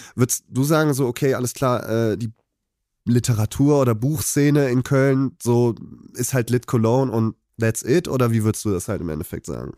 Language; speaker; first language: German; native; German